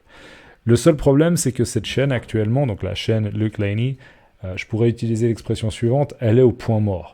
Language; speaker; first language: French; native; French